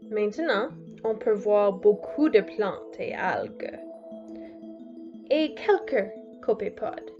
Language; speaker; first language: French; non-native, learner; English